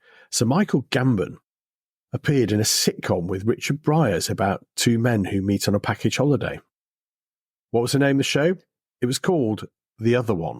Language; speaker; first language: English; native; English